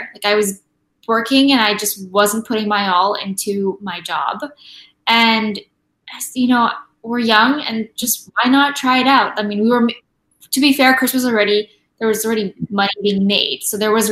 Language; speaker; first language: English; non-native, local second language; Filipino